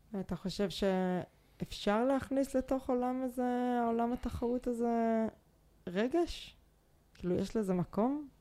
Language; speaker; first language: Hebrew; native; Hebrew